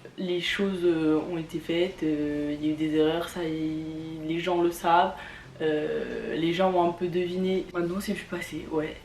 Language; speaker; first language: French; early bilingual, other home language; Vietnamese